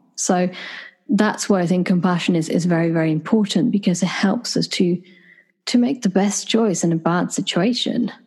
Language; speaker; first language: English; non-native, fluent; Swedish